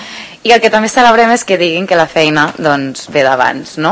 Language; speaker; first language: Catalan; native; Catalan